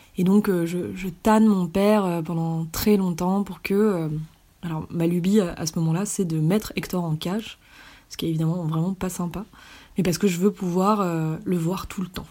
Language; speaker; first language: French; native; French